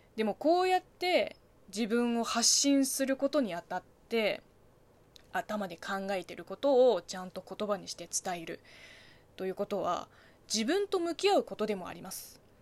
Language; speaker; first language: Japanese; non-native, fluent; Chinese